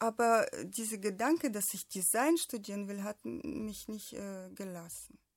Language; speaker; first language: German; non-native, fluent; Russian